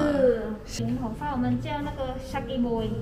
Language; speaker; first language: Chinese; non-native, learner; Thai